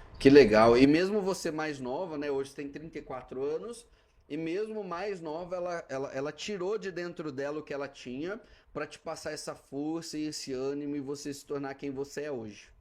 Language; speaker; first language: Portuguese; native; Portuguese